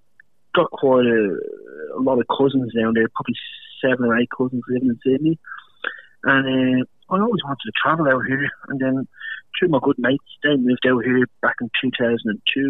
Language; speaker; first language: English; native; English